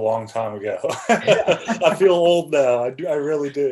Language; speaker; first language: English; native; English